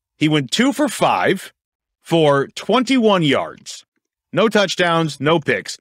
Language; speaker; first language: English; native; English